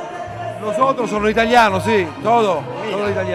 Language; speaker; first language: Spanish; non-native, learner; Italian